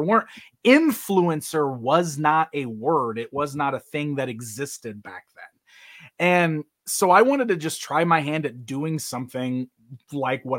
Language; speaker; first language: English; native; English